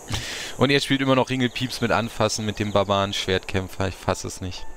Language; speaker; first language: German; native; German